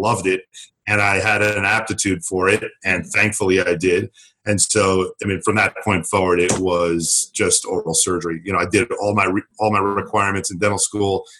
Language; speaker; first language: English; native; English